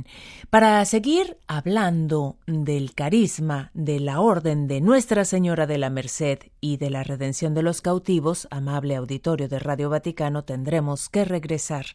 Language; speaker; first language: Spanish; native; Spanish